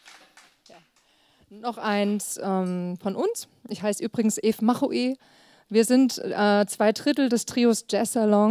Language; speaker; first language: German; native; German